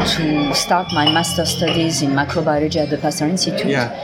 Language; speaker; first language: English; non-native, fluent; French